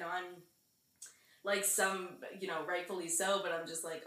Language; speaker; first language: English; native; English